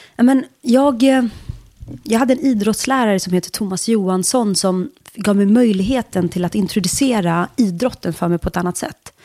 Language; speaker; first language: Swedish; early bilingual, other home language; Kurdish